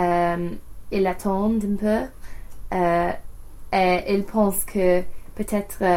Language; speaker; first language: French; non-native, learner; English